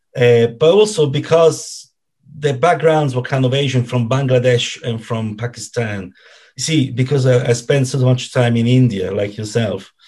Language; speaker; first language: English; non-native, fluent; Italian